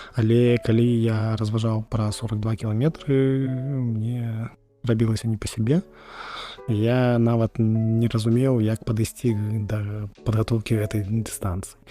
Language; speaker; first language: Belarusian; non-native, local second language; Russian